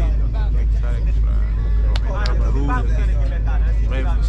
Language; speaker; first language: Portuguese; non-native, local second language; Upper Guinea Crioulo